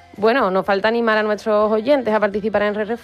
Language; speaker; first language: Spanish; native; Spanish